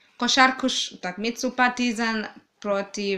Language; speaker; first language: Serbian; non-native, learner; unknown